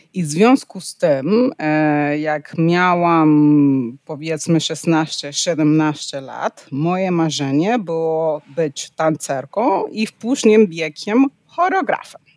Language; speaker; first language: Polish; non-native, fluent; Spanish